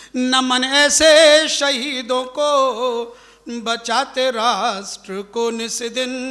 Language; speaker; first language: Hindi; native; Hindi